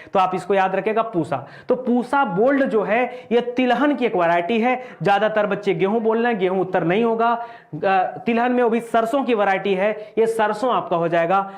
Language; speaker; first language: Hindi; native; Hindi